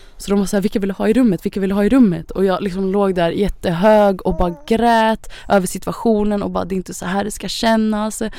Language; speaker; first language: Swedish; early bilingual, other home language; Thai